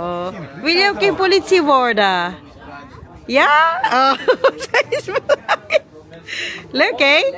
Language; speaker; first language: Dutch; non-native, learner; Filipino